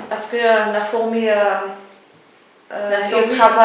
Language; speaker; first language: French; early bilingual, other home language; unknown